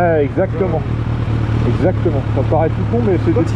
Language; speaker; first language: French; native; French